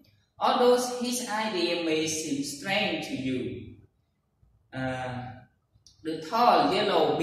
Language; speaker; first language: English; non-native, learner; Khmer